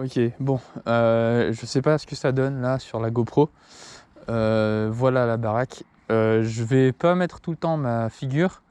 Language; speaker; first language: French; native; French